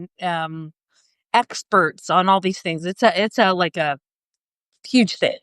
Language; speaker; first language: English; native; English